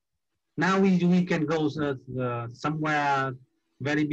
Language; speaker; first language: English; non-native, learner; Vietnamese